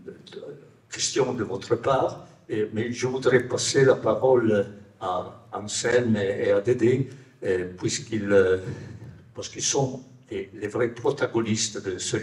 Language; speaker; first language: French; non-native, fluent; Italian